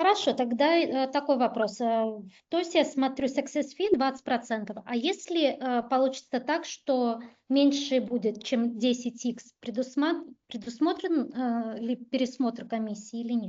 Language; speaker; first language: Russian; native; Russian